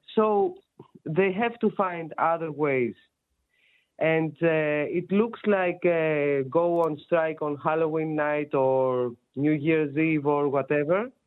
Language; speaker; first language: English; non-native, fluent; Greek